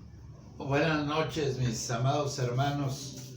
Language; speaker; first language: Spanish; native; Spanish